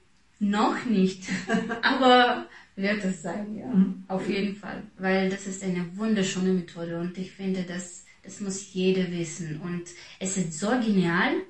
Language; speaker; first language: German; non-native, fluent; Russian